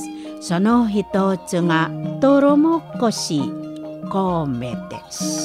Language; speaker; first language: Japanese; non-native, fluent; Indonesian